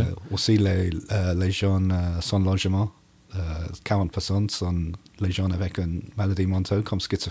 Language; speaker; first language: French; non-native, learner; English